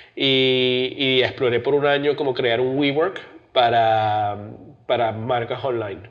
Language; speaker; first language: Spanish; early bilingual, heritage; Spanish